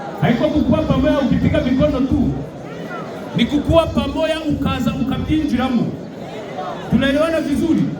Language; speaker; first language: Swahili; non-native, local second language; Kinyarwanda